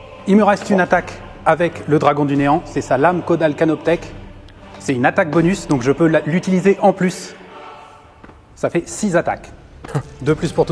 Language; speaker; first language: French; native; French